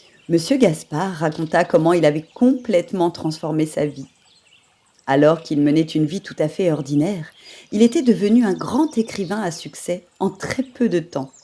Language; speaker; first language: French; native; French